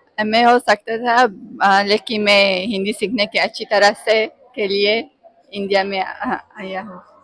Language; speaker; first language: Hindi; non-native, learner; Tajik